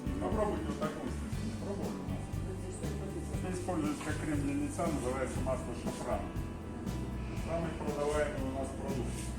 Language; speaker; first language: Russian; native; Russian